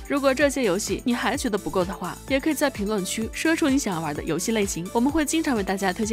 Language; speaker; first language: Chinese; native; Chinese